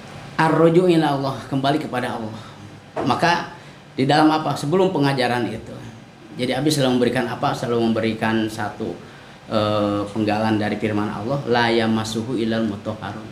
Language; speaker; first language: Indonesian; non-native, local second language; Sundanese